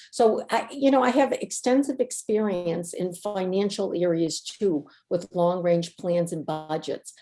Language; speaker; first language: English; native; English